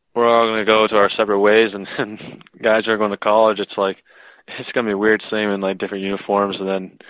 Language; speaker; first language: English; native; English